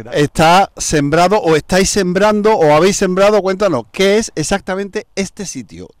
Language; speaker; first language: Spanish; native; Spanish